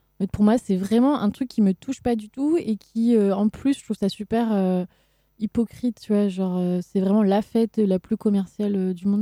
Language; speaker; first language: French; native; French